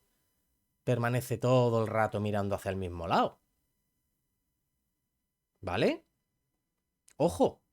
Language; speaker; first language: Spanish; native; Spanish